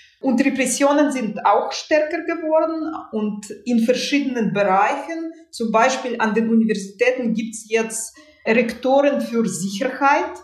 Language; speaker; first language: German; non-native, fluent; Russian